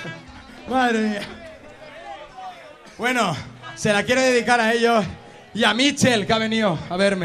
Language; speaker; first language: Spanish; native; Spanish